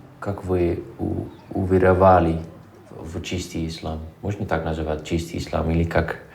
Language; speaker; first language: Russian; non-native, fluent; Dutch